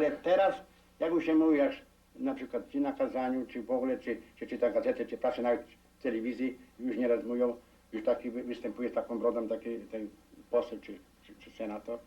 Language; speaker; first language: Polish; non-native, local second language; Rusyn